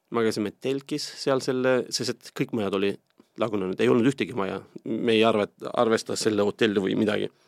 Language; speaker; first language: Estonian; non-native, fluent; Turkish